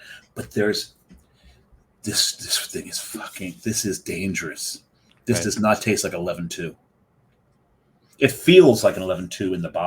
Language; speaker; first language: English; native; English